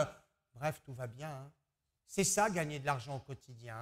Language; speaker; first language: French; native; French